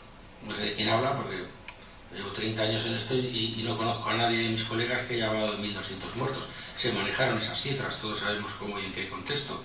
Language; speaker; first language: Spanish; native; Spanish